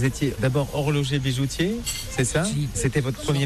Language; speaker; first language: French; native; French